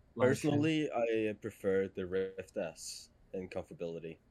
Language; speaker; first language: English; non-native, fluent; Danish